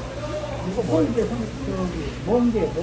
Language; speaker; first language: Korean; native; Korean